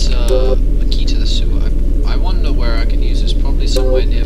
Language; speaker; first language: English; native; English